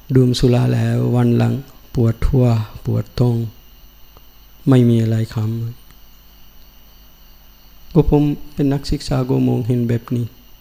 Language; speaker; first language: Thai; non-native, learner; Sinhala